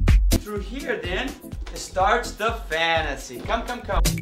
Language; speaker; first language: English; early bilingual, other home language; Portuguese